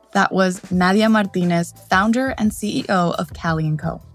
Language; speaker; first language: English; non-native, fluent; Spanish